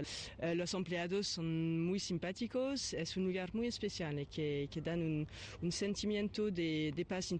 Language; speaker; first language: Spanish; non-native, fluent; French